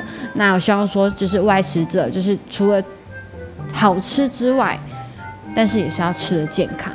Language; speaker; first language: Chinese; native; Chinese